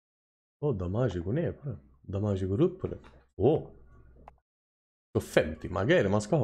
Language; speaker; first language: Swedish; native; Swedish